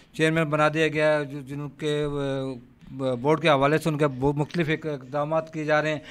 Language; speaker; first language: Urdu; native; Urdu